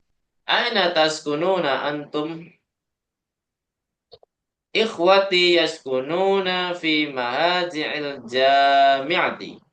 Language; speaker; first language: Arabic; non-native, fluent; Indonesian